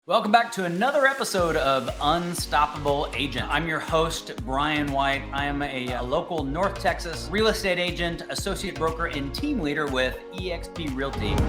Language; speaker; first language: English; native; English